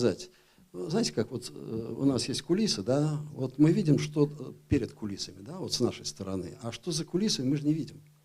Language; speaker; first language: Russian; native; Russian